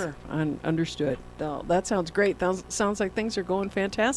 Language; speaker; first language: English; native; English